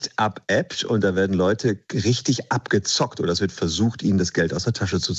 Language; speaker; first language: German; native; German